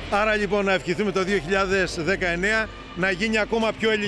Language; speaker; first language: Greek; native; Greek